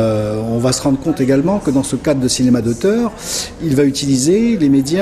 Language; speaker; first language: French; native; French